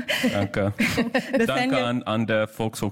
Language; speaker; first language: German; non-native, learner; English